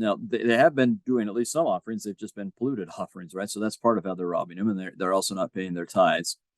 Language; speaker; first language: English; native; English